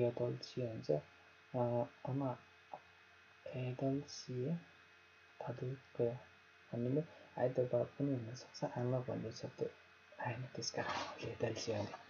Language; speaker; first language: Korean; non-native, learner; Nepali